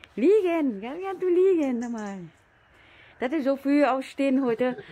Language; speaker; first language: German; non-native, learner; Vietnamese